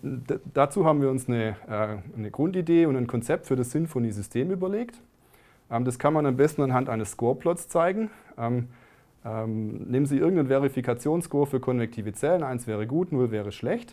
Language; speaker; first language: German; native; German